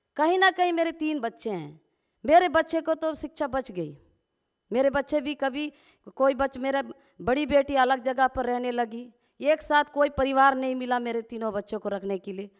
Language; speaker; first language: Hindi; non-native, local second language; Gondi